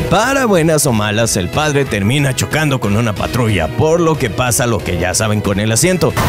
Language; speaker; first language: Spanish; native; Spanish